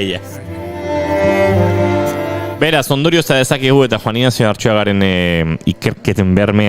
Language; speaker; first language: Basque; native; Basque